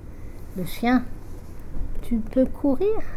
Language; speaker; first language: French; non-native, fluent; English